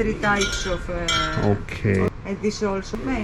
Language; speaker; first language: English; non-native, learner; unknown